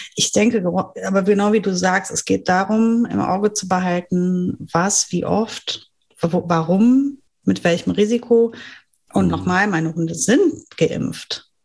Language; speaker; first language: German; non-native, fluent; French